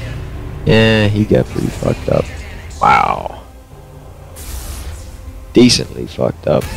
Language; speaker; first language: English; native; English